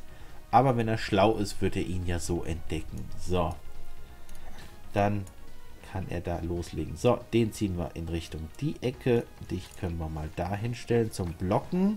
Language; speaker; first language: German; native; German